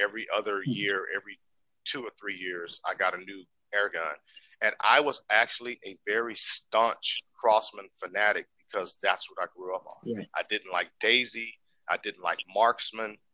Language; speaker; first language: English; native; English